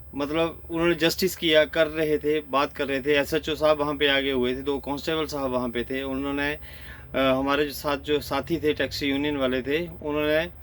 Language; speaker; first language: Hindi; native; Hindi